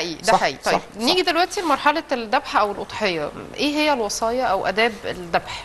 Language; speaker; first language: Arabic; native; Arabic